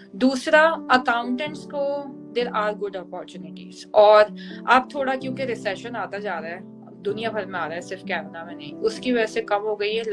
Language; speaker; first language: Urdu; native; Urdu